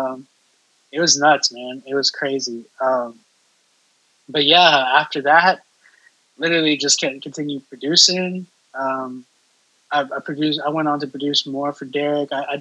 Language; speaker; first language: English; native; English